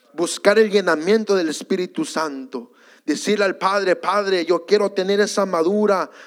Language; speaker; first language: Spanish; early bilingual, heritage; Spanish